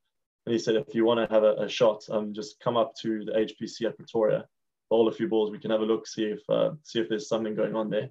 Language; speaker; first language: English; native; English